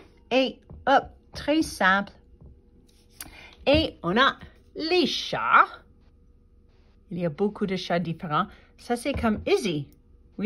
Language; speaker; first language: French; non-native, fluent; English